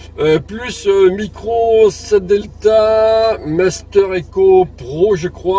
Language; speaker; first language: French; native; French